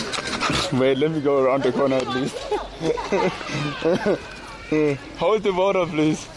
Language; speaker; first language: English; non-native, learner; German